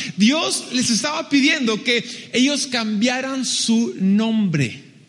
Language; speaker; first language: Spanish; early bilingual, other home language; English